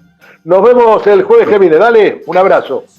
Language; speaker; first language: Spanish; native; Spanish